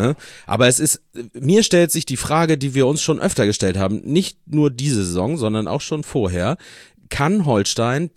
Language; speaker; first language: German; native; German